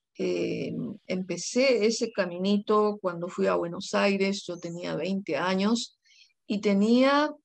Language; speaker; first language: Spanish; non-native, local second language; Guarani